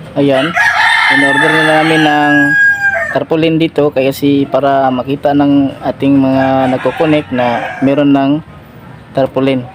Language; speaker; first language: Filipino; non-native, local second language; Cebuano